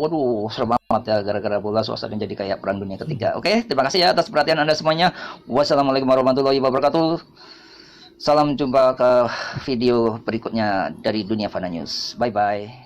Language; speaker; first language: Indonesian; native; Indonesian